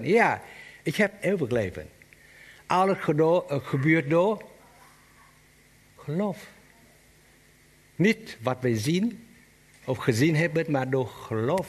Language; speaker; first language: Dutch; non-native, learner; Vietnamese